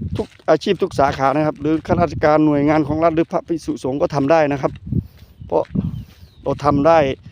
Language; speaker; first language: Thai; native; Thai